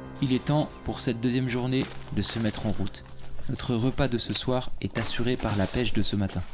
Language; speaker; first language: French; native; French